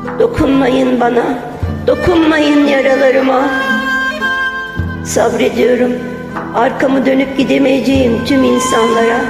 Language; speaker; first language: Turkish; native; Turkish